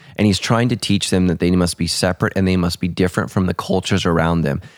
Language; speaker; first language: English; early bilingual, other home language; Italian